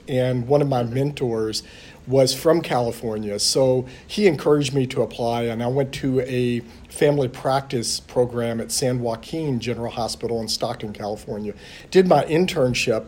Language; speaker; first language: English; native; English